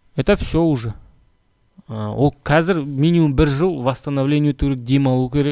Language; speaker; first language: Russian; non-native, local second language; Kazakh